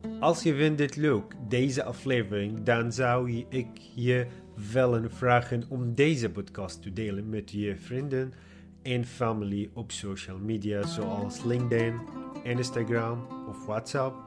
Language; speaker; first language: Dutch; non-native, learner; Arabic